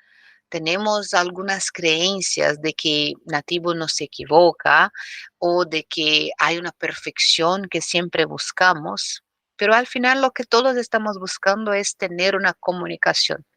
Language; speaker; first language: Spanish; non-native, fluent; Portuguese